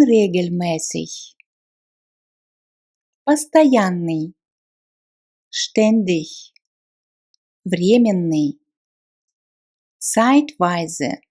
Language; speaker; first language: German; non-native, fluent; Russian